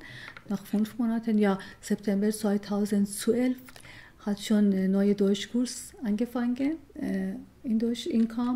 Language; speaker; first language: German; non-native, learner; Persian